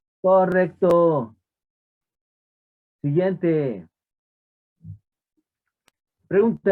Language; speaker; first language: Spanish; native; Spanish